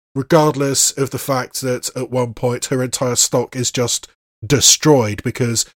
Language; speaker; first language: English; native; English